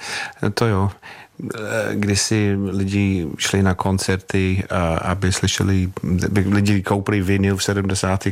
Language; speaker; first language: Czech; non-native, fluent; English